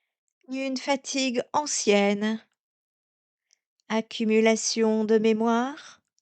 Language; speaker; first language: French; native; French